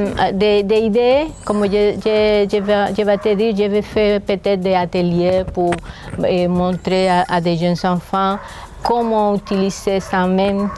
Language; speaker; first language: French; non-native, fluent; Spanish